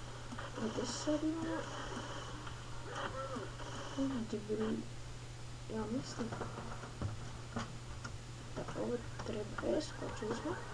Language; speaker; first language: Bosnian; early bilingual, heritage; Bosnian